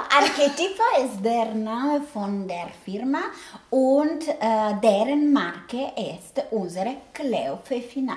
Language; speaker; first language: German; non-native, learner; Italian